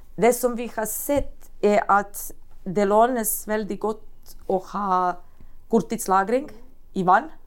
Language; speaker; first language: Norwegian; non-native, fluent; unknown